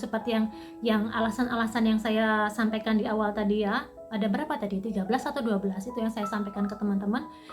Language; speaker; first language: Indonesian; native; Indonesian